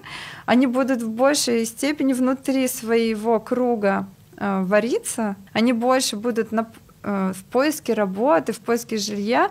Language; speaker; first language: Russian; native; Russian